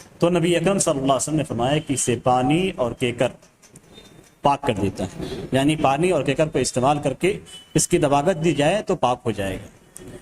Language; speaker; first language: Urdu; native; Urdu